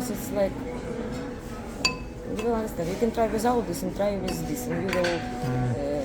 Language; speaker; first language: English; non-native, learner; Russian